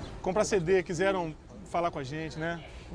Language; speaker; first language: Portuguese; native; Portuguese